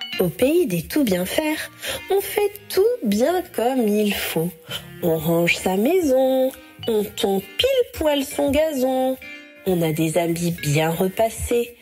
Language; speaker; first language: French; native; French